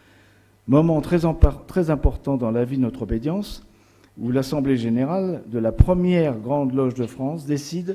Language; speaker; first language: French; native; French